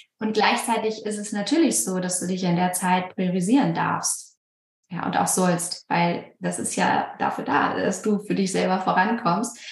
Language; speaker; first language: German; native; German